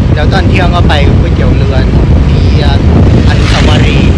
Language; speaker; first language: Thai; non-native, fluent; Vietnamese